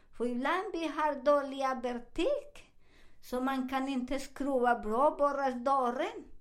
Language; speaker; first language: Swedish; non-native, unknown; Spanish